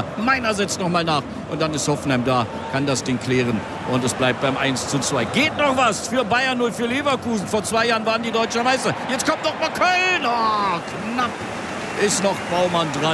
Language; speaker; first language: German; native; German